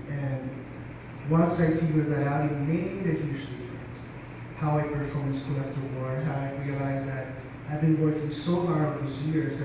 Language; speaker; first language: English; non-native, fluent; Spanish